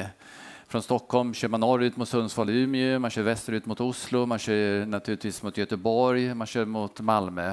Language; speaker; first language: Swedish; native; Swedish